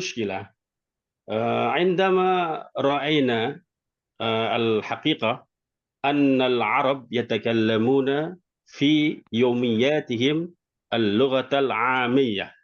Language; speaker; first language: Arabic; non-native, fluent; Indonesian